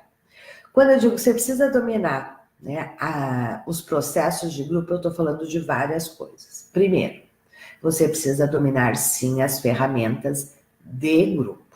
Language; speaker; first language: Portuguese; native; Portuguese